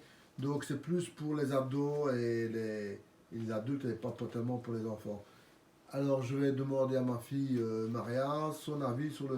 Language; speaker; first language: French; native; French